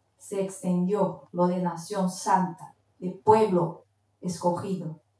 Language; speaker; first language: Spanish; non-native, fluent; Portuguese